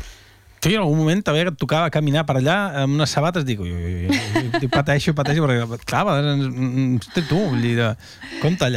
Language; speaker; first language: Catalan; native; Catalan